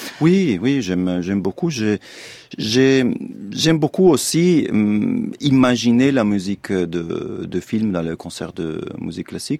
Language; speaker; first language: French; non-native, fluent; Italian